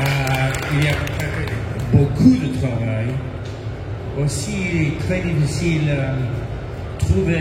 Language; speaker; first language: French; non-native, learner; English